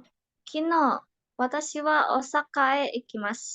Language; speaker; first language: Japanese; non-native, learner; Indonesian